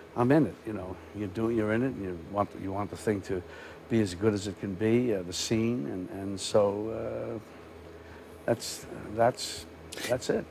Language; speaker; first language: English; native; English